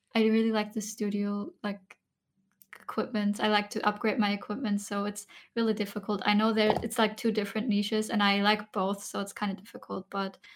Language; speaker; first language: English; non-native, fluent; Turkish